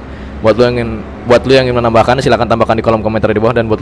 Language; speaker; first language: Indonesian; native; Indonesian